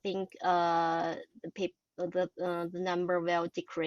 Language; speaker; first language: English; non-native, learner; Chinese